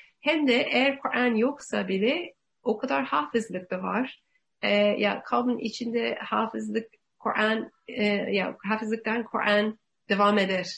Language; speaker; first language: Turkish; non-native, learner; English